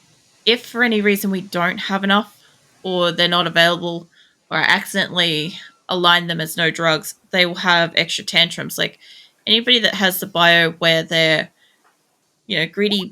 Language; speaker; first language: English; native; English